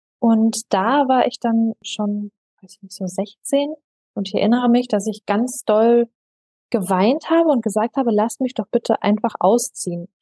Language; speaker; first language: German; native; German